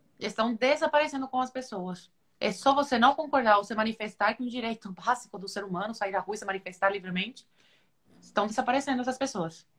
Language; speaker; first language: Portuguese; non-native, fluent; Spanish